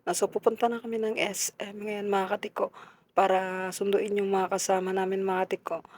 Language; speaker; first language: Filipino; non-native, local second language; Hiligaynon